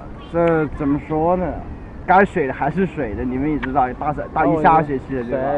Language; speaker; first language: Chinese; native; Chinese